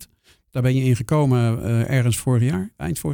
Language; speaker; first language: Dutch; native; Dutch